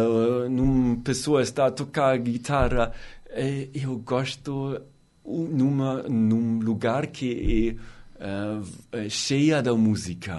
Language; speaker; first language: Portuguese; non-native, learner; German